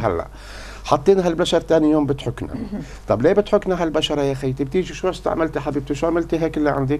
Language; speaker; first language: Arabic; native; Arabic